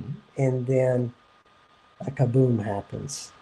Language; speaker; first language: English; native; English